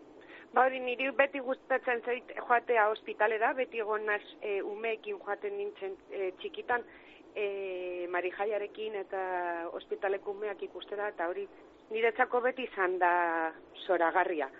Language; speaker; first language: Basque; non-native, local second language; Spanish